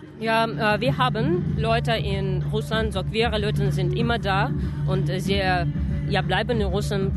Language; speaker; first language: German; non-native, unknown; Russian